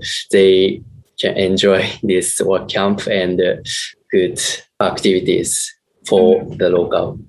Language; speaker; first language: English; non-native, learner; Japanese